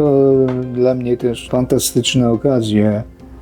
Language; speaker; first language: Polish; non-native, fluent; Japanese